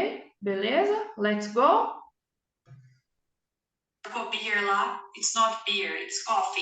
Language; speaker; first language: English; non-native, fluent; Portuguese